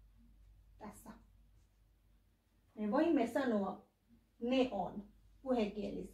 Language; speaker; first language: Finnish; non-native, learner; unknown